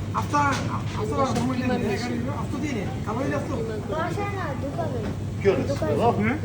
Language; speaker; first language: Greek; non-native, learner; Bangla